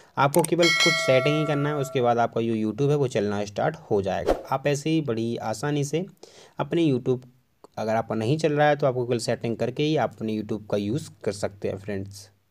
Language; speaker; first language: Hindi; native; Hindi